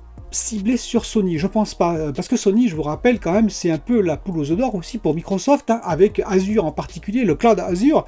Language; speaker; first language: French; native; French